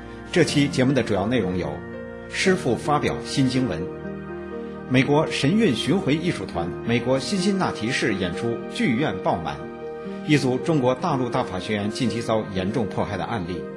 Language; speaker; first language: Chinese; native; Chinese